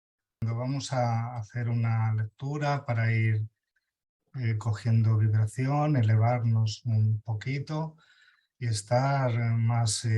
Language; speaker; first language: Spanish; native; Spanish